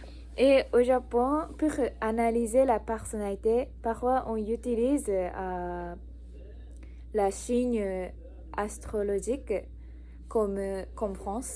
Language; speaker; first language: French; non-native, learner; Japanese